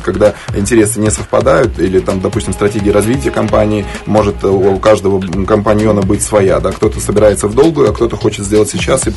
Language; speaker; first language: Russian; native; Russian